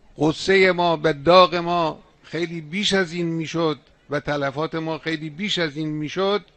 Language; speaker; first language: Persian; native; Persian